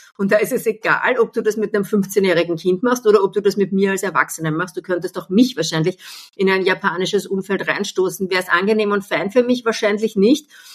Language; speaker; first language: German; native; German